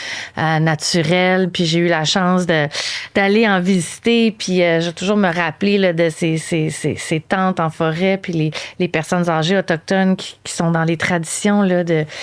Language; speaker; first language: French; native; French